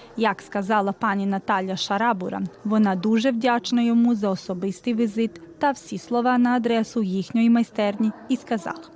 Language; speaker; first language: Ukrainian; early bilingual, heritage; Ukrainian